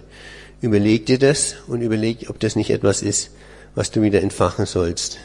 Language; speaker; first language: German; native; German